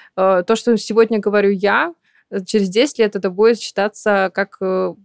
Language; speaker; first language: Russian; native; Russian